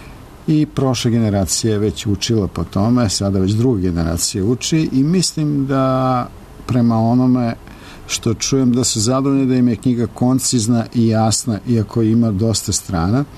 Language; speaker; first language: Serbian; native; Serbian